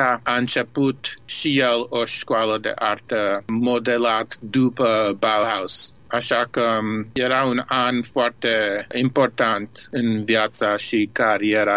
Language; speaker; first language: Romanian; early bilingual, heritage; Romanian